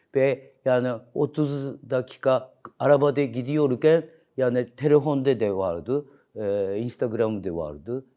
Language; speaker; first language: Turkish; non-native, fluent; Japanese